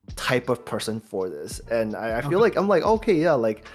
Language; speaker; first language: English; early bilingual, other home language; Chinese